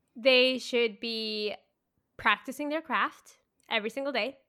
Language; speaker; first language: English; native; English